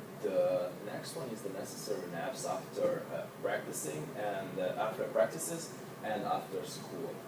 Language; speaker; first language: English; non-native, learner; Hungarian